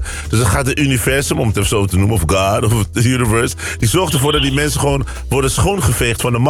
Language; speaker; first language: Dutch; native; Dutch